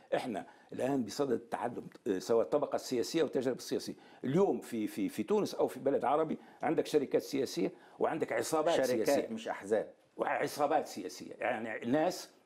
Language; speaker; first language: Arabic; native; Arabic